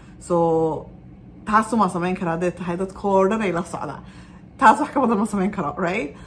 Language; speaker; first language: Somali; early bilingual, heritage; Somali